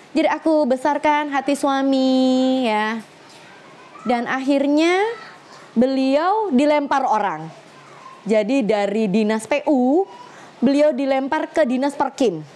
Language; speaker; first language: Indonesian; native; Indonesian